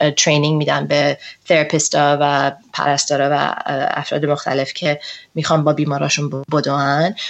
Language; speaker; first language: Persian; early bilingual, heritage; Persian